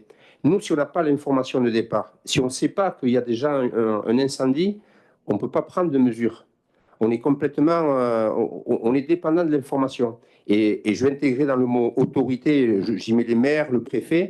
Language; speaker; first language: French; native; French